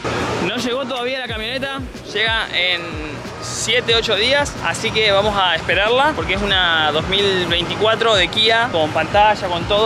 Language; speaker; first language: Spanish; native; Spanish